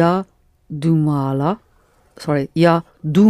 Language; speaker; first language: Russian; non-native, learner; English